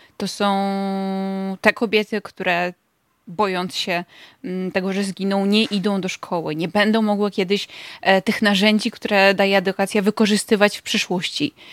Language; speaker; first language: Polish; native; Polish